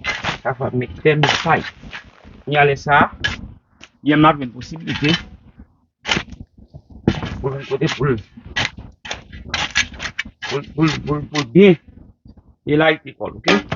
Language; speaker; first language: French; non-native, learner; Haitian Creole